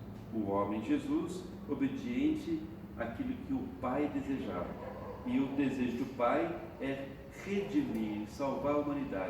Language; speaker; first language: Portuguese; native; Portuguese